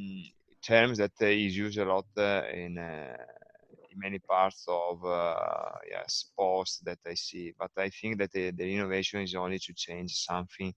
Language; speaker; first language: English; non-native, learner; Italian